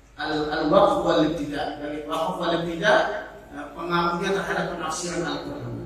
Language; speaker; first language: Arabic; non-native, fluent; Indonesian